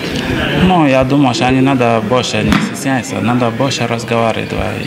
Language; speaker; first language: Russian; non-native, learner; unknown